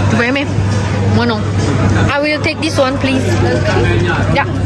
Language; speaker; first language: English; non-native, learner; Indonesian